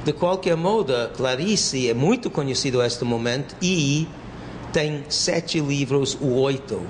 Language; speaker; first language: Portuguese; non-native, fluent; English